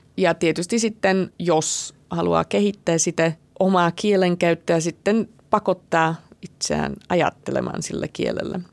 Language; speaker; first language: Finnish; non-native, fluent; Slovak